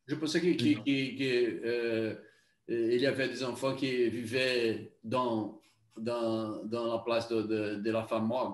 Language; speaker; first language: French; non-native, learner; Portuguese